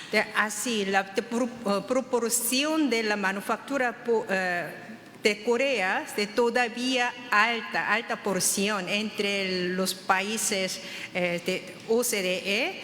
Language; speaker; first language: Spanish; non-native, fluent; Korean